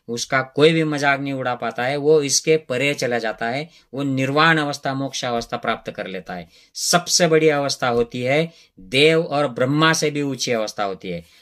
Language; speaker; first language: Hindi; non-native, local second language; Marathi